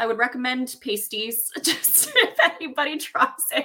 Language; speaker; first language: English; native; English